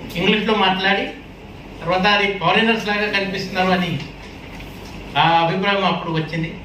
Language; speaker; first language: Telugu; native; Telugu